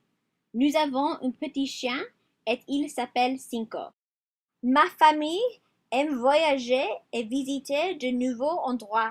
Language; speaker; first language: French; non-native, learner; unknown